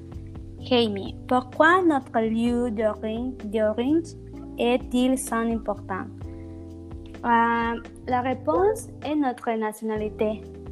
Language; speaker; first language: French; non-native, learner; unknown